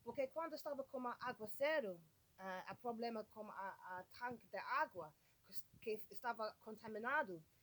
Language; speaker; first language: Portuguese; non-native, learner; English